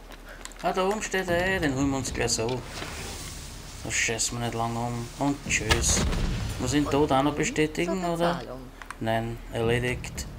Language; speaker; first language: German; native; German